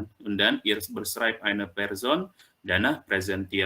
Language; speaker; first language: German; non-native, fluent; Indonesian